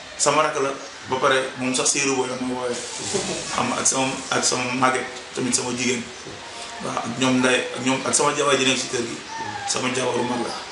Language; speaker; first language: Wolof; native; Wolof